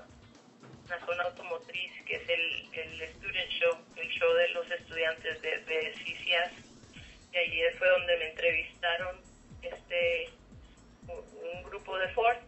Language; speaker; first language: Spanish; early bilingual, heritage; Spanish